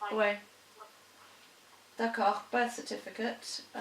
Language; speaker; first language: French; non-native, learner; English